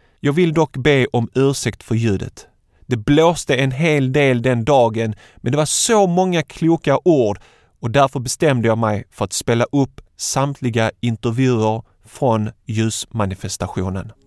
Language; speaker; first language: Swedish; native; Swedish